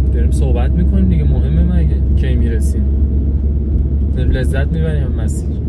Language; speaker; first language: Persian; native; Persian